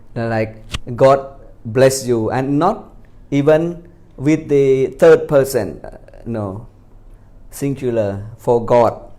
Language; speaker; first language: English; non-native, fluent; Khmer